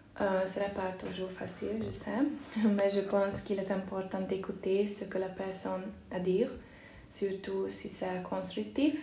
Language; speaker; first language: French; non-native, fluent; Hungarian